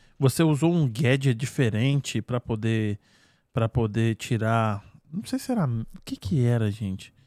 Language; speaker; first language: Portuguese; native; Portuguese